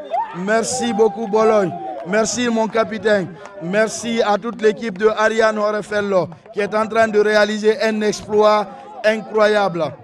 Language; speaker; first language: French; non-native, local second language; Fula